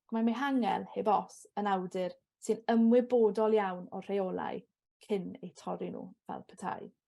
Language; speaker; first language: Welsh; native; Welsh